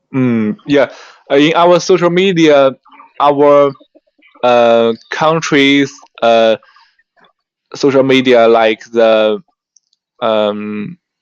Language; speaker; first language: English; non-native, learner; Chinese